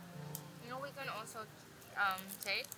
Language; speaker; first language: English; non-native, local second language; Filipino